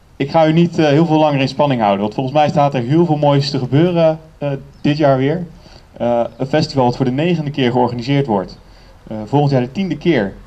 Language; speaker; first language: Dutch; native; Dutch